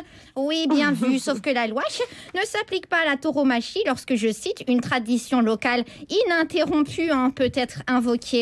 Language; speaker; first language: French; native; French